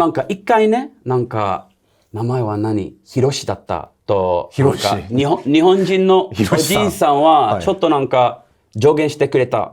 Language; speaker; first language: Japanese; non-native, learner; English